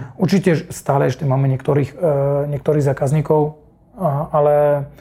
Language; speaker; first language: Slovak; non-native, fluent; Russian